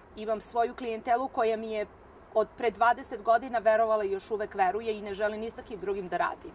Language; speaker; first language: Serbian; native; Serbian